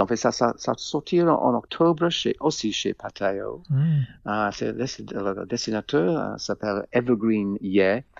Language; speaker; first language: French; non-native, fluent; English